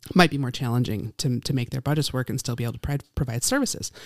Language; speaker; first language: English; native; English